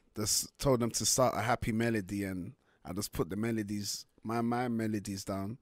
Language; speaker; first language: English; native; English